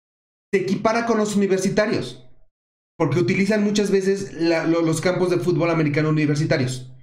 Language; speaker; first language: Spanish; native; Spanish